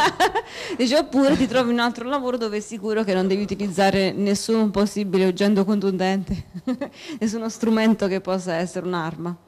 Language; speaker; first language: Italian; native; Italian